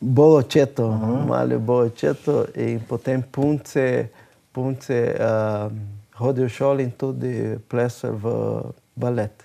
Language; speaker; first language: Slovenian; non-native, learner; Portuguese